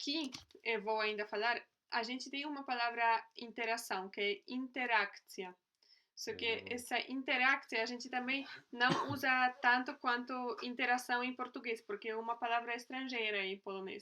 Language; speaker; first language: Portuguese; non-native, fluent; Polish